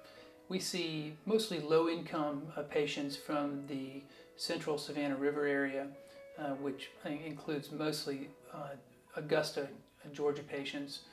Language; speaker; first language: English; native; English